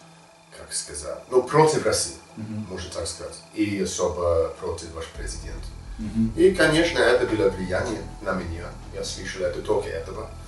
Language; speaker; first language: Russian; non-native, learner; English